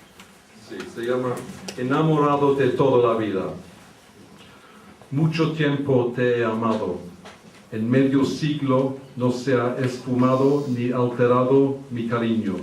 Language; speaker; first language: Spanish; early bilingual, heritage; English